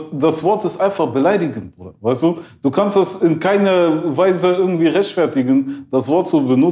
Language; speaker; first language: German; early bilingual, other home language; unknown